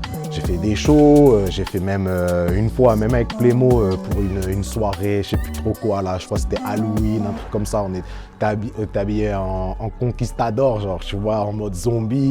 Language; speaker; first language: French; native; French